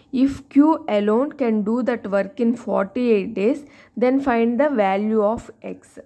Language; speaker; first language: English; non-native, local second language; Telugu